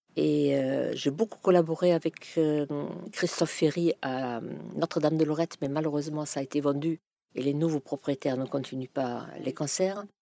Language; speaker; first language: French; non-native, fluent; German